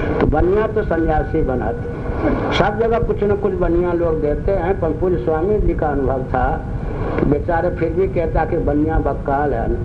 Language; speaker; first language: Hindi; non-native, local second language; Maithili